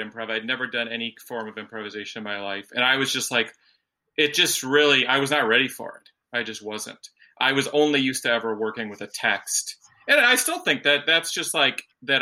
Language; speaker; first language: English; native; English